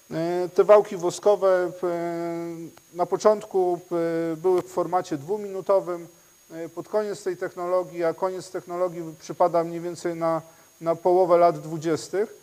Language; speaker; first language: Polish; native; Polish